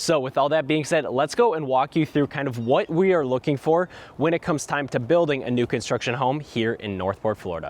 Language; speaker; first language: English; native; English